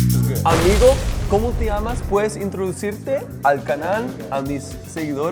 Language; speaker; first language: Spanish; non-native, fluent; English